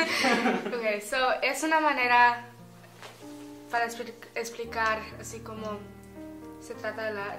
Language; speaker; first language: Spanish; early bilingual, heritage; Spanish